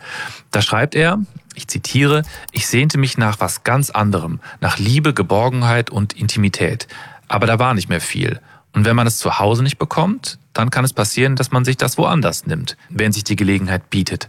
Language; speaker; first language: German; native; German